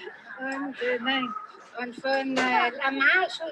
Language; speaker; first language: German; non-native, learner; Arabic